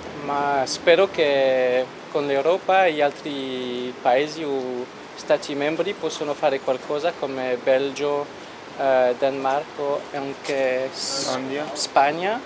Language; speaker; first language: Italian; non-native, fluent; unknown